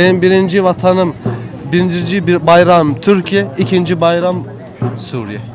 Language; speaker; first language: Turkish; non-native, fluent; Arabic